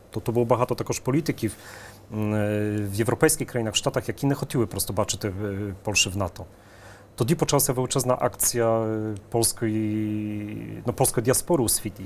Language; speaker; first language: Ukrainian; early bilingual, heritage; Ukrainian